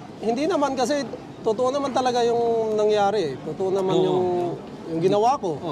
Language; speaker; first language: Filipino; non-native, local second language; Cebuano